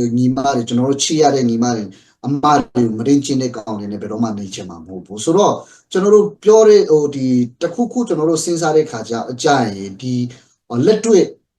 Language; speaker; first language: Burmese; non-native, local second language; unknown